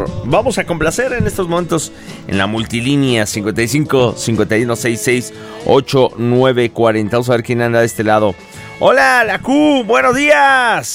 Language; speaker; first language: Spanish; native; Spanish